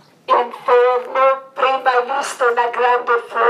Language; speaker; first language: Italian; non-native, learner; Croatian